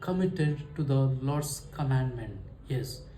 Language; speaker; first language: English; non-native, local second language; Kannada